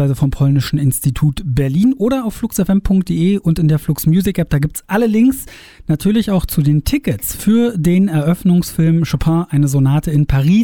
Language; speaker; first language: German; native; German